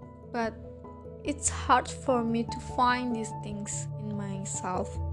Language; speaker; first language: English; non-native, learner; Indonesian